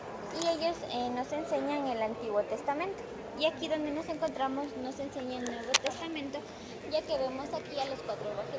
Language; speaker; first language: Spanish; native; Spanish